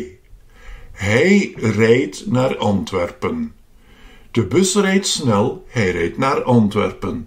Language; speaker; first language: Dutch; non-native, fluent; Russian